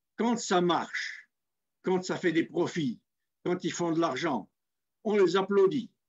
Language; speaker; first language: French; non-native, local second language; Kabyle